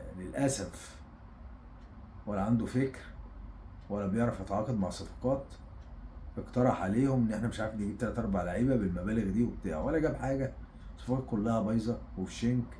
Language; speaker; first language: Arabic; native; Arabic